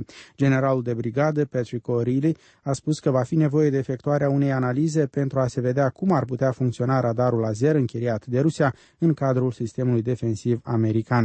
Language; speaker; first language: Romanian; native; Romanian